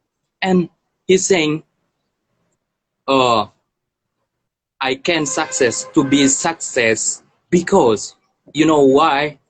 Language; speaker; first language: English; non-native, learner; Indonesian